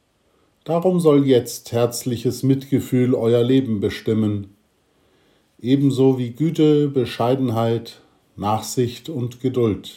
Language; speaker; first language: German; native; German